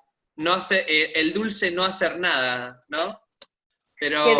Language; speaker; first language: Spanish; native; Spanish